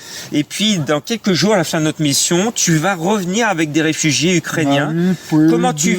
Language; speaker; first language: French; native; French